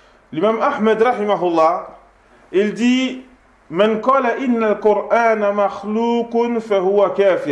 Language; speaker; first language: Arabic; non-native, fluent; French